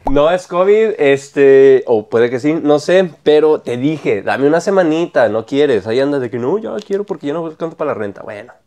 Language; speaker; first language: Spanish; native; Spanish